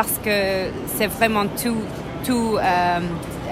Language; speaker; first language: French; non-native, learner; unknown